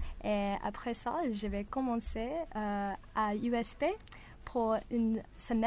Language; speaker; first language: French; non-native, learner; English